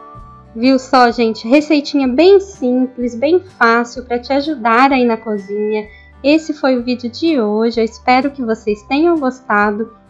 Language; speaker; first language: Portuguese; native; Portuguese